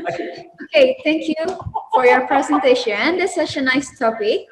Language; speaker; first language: English; non-native, learner; Indonesian